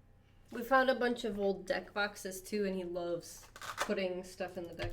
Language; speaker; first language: English; native; English